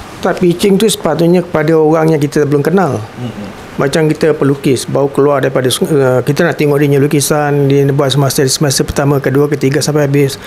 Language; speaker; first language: Malay; native; Malay